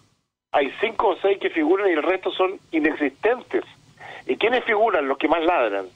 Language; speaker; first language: Spanish; native; Spanish